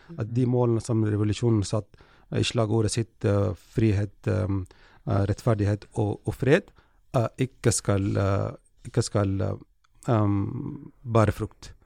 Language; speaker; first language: Norwegian; non-native, fluent; Arabic